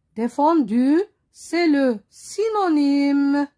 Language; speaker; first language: French; non-native, local second language; Arabic